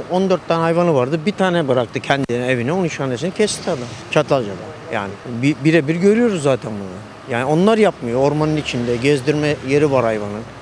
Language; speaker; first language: Turkish; native; Turkish